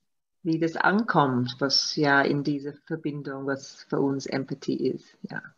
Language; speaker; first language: German; non-native, learner; Maltese